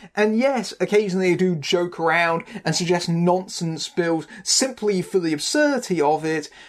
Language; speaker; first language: English; native; English